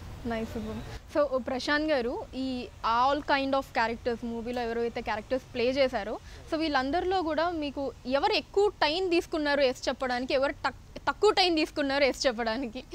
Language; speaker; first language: Telugu; native; Telugu